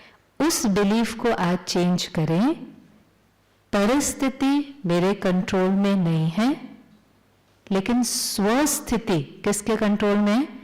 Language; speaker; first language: Hindi; native; Hindi